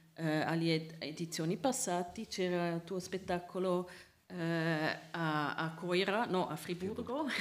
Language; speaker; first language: Italian; non-native, learner; Swiss German